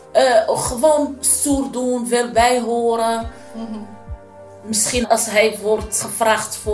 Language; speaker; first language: Dutch; non-native, learner; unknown